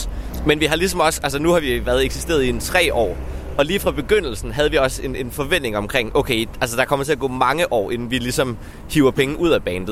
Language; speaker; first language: Danish; native; Danish